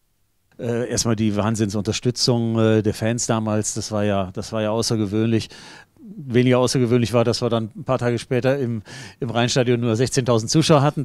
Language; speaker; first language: German; native; German